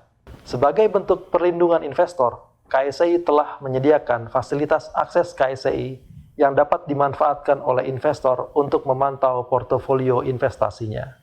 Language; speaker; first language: Indonesian; native; Indonesian